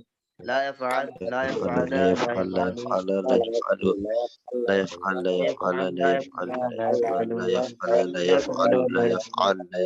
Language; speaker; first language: Arabic; non-native, learner; Bangla